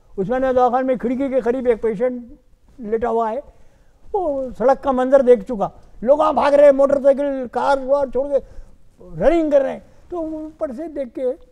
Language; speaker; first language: Hindi; non-native, local second language; Urdu